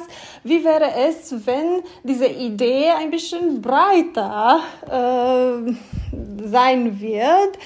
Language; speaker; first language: German; non-native, fluent; Romanian